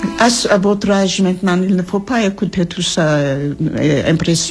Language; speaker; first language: French; early bilingual, other home language; Armenian